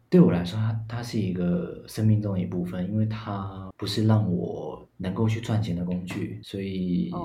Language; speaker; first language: Chinese; native; Chinese